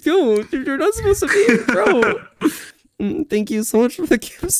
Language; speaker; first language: English; native; English